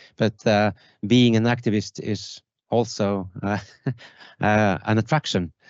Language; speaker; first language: English; non-native, fluent; Norwegian